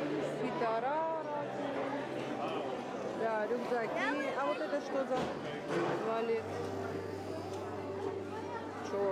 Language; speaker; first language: Russian; native; Russian